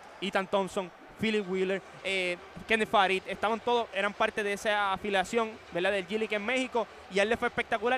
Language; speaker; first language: Spanish; native; Spanish